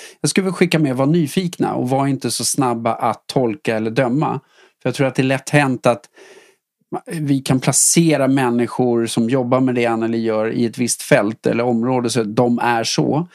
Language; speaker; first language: Swedish; native; Swedish